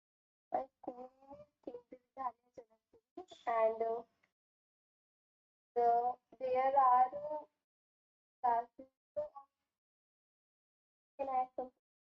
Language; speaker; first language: English; non-native, learner; Hindi